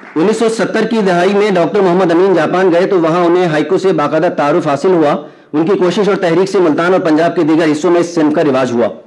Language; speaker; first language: Urdu; native; Urdu